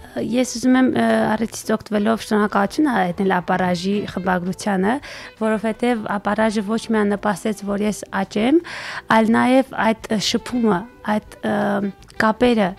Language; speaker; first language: Armenian; native; Armenian